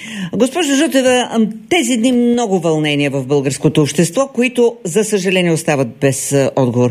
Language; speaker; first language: Bulgarian; native; Bulgarian